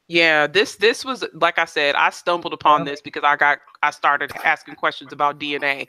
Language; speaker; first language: English; native; English